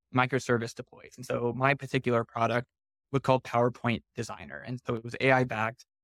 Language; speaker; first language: English; native; English